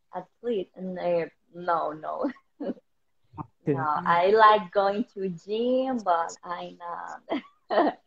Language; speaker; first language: English; non-native, learner; Spanish